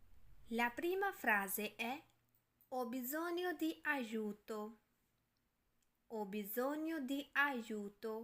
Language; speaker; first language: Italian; non-native, learner; Urdu